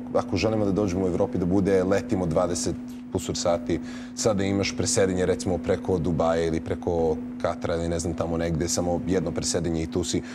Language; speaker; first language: Croatian; early bilingual, heritage; Croatian